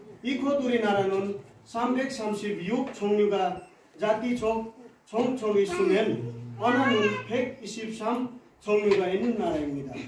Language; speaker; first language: Korean; non-native, learner; Nepali